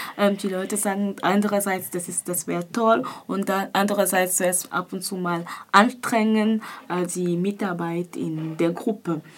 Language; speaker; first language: German; non-native, fluent; French